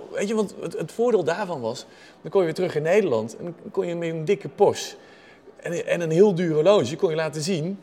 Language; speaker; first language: Dutch; native; Dutch